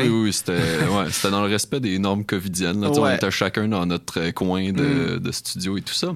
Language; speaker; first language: French; native; French